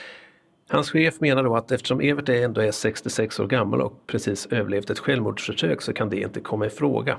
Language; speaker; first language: Swedish; native; Swedish